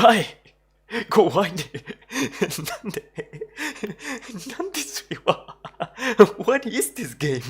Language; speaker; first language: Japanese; non-native, learner; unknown